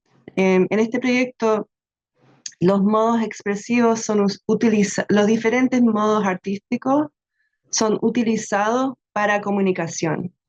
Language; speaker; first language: Spanish; non-native, fluent; English